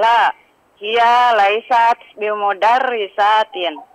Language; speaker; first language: Arabic; non-native, learner; Indonesian